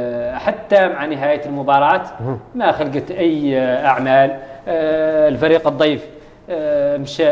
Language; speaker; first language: Arabic; native; Arabic